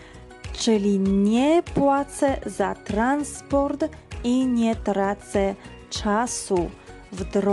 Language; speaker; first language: Polish; non-native, fluent; Georgian